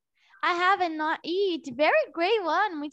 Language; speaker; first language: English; non-native, learner; Portuguese